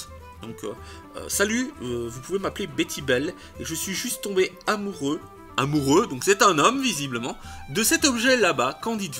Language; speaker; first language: French; native; French